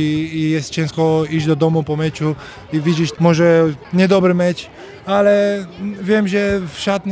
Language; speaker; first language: Polish; non-native, learner; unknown